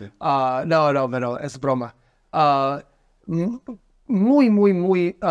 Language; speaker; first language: Spanish; non-native, learner; English